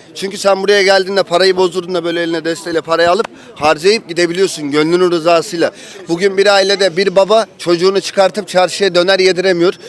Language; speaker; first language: Turkish; native; Turkish